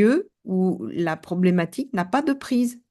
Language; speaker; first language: French; native; French